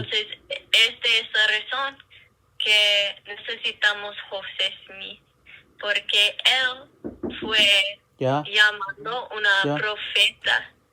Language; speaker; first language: Spanish; non-native, learner; English